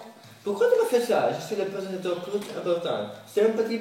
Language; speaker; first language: French; non-native, learner; English